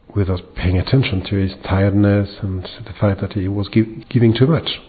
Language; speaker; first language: English; non-native, fluent; French